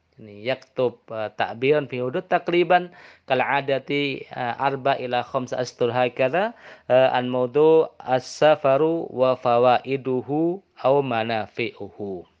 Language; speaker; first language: Arabic; non-native, fluent; Indonesian